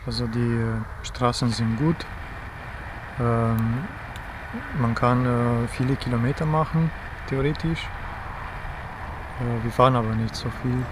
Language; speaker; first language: German; non-native, fluent; Romanian